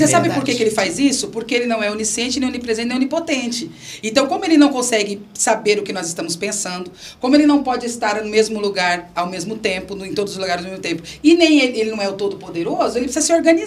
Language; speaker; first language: Portuguese; native; Portuguese